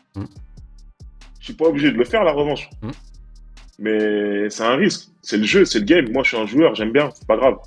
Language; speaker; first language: French; native; French